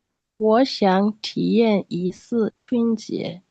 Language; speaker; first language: Chinese; non-native, learner; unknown